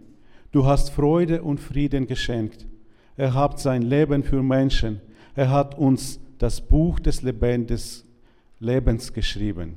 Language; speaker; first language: German; non-native, learner; Ukrainian